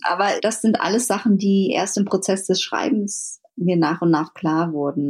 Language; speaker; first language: German; early bilingual, other home language; Vietnamese